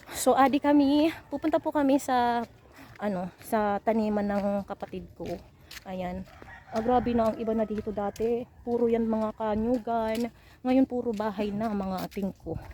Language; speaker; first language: Filipino; non-native, local second language; Masbatenyo